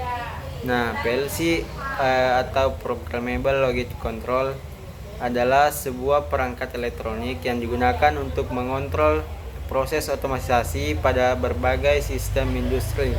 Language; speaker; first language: Indonesian; native; Indonesian